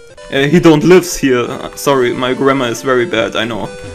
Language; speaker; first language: English; non-native, learner; German